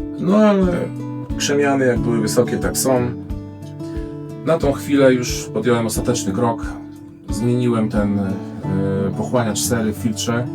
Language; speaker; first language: Polish; native; Polish